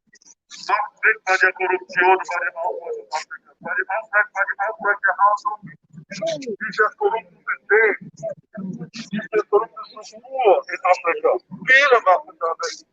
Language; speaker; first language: German; non-native, fluent; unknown